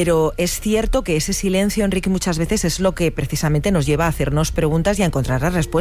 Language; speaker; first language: Spanish; native; Spanish